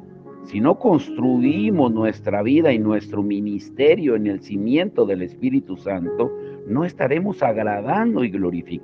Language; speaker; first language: Spanish; native; Spanish